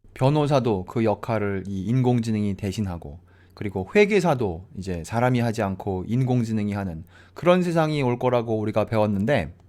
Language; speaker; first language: Korean; native; Korean